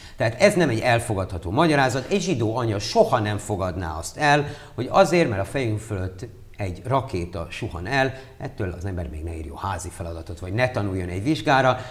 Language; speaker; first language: Hungarian; early bilingual, heritage; Hungarian